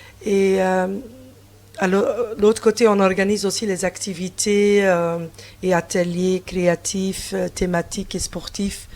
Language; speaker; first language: French; non-native, fluent; Turkish